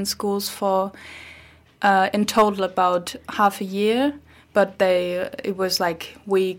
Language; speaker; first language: English; non-native, fluent; German